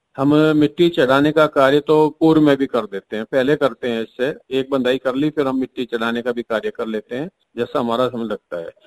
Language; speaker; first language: Hindi; native; Hindi